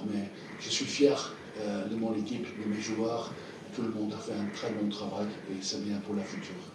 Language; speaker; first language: French; non-native, fluent; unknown